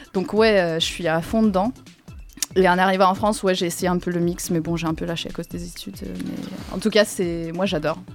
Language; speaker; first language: French; non-native, fluent; Ukrainian